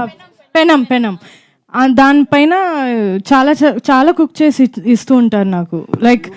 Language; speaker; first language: Telugu; non-native, fluent; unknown